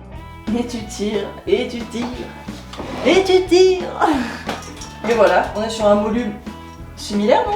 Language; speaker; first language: French; native; French